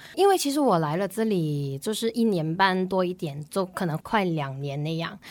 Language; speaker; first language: Chinese; non-native, local second language; Cantonese